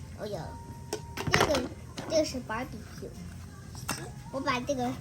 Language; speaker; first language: Chinese; early bilingual, heritage; Chinese